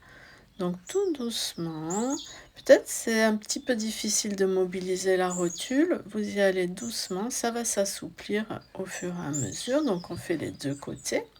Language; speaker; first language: French; native; French